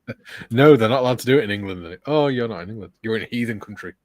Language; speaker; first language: English; native; English